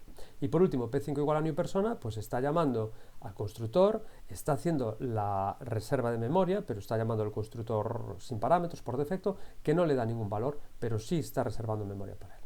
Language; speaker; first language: Spanish; native; Spanish